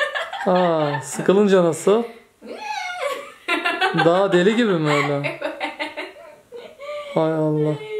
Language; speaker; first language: Turkish; native; Turkish